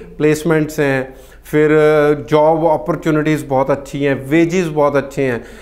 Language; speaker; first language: Hindi; non-native, local second language; Punjabi